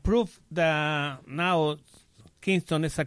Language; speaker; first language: English; non-native, learner; Spanish